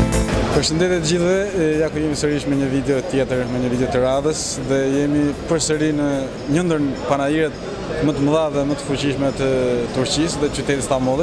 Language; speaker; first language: Albanian; native; Albanian